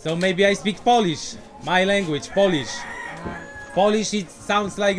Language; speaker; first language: English; non-native, learner; Polish